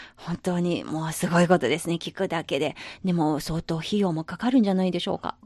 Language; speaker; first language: Japanese; non-native, fluent; Chinese